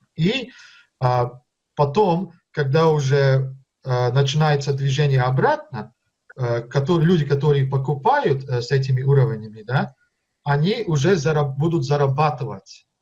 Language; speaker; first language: Russian; early bilingual, heritage; Russian